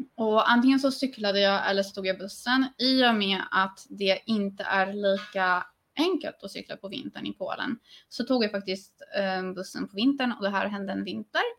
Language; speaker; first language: Swedish; early bilingual, other home language; Polish